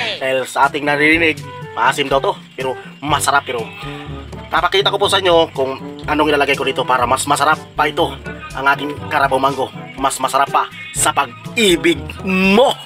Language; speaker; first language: Filipino; non-native, local second language; Cebuano